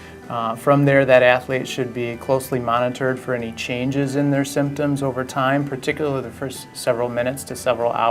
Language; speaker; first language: English; native; English